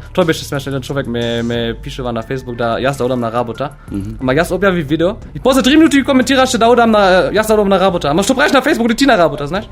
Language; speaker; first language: Macedonian; non-native, learner; German